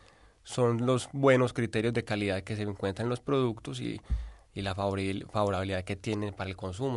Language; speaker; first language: Spanish; native; Spanish